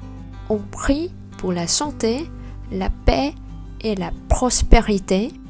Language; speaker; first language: French; non-native, learner; Vietnamese